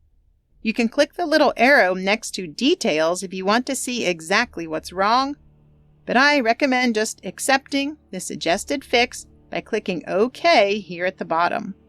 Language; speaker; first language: English; native; English